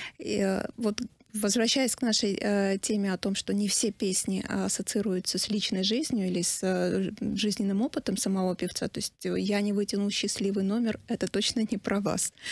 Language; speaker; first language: Russian; non-native, local second language; Armenian